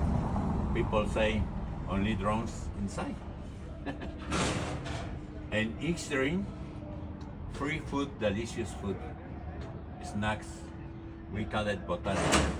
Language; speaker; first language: English; non-native, learner; Spanish